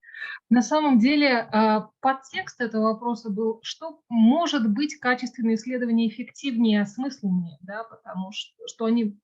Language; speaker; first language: Russian; native; Russian